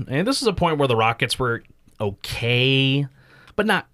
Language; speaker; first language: English; early bilingual, other home language; Filipino